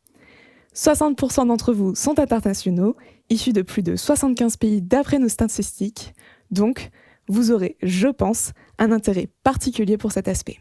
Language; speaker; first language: French; native; French